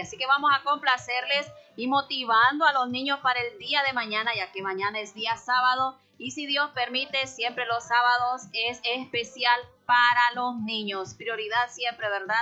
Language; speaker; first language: Spanish; native; Spanish